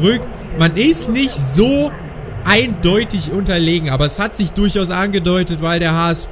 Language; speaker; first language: German; native; German